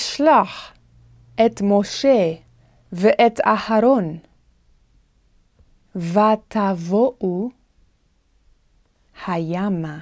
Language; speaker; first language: Hebrew; non-native, fluent; English